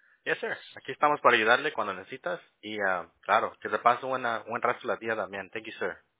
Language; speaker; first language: Spanish; early bilingual, heritage; Spanish